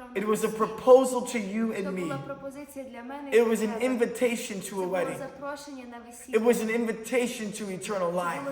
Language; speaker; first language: English; native; English